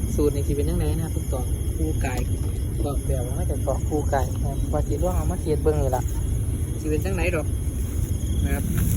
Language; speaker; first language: Thai; native; Thai